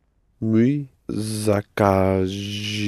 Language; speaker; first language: Russian; non-native, learner; English